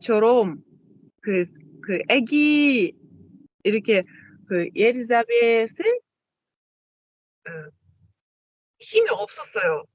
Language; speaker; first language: Korean; non-native, learner; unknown